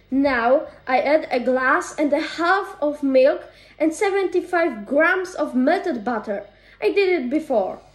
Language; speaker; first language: English; non-native, learner; Polish